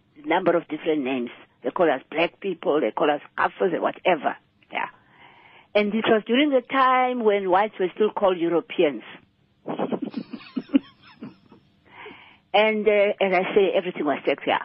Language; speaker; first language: English; non-native, local second language; Xhosa